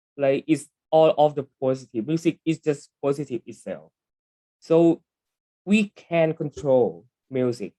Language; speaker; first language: English; non-native, learner; Thai